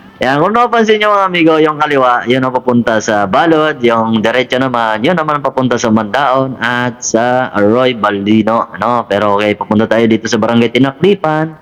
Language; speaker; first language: Filipino; non-native, local second language; Masbatenyo